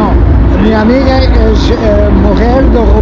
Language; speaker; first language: Spanish; non-native, learner; Portuguese